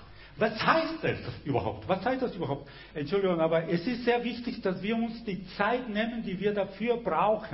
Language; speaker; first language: German; non-native, fluent; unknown